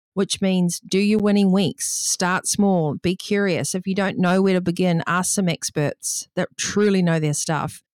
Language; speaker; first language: English; native; English